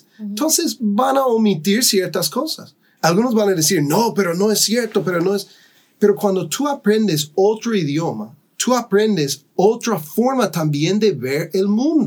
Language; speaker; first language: Spanish; non-native, fluent; English